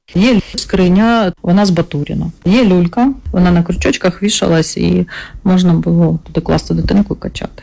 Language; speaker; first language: Ukrainian; non-native, local second language; Russian